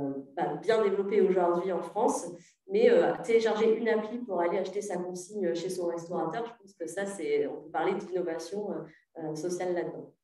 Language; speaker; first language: French; native; French